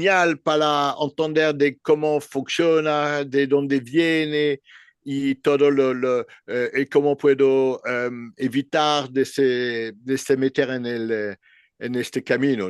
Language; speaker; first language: Spanish; non-native, learner; French